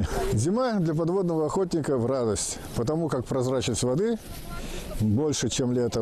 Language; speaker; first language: Russian; native; Russian